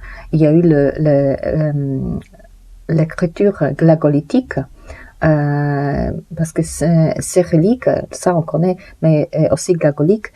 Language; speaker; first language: French; non-native, fluent; Polish